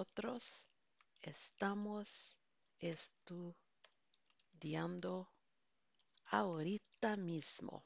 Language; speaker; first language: Spanish; non-native, fluent; Norwegian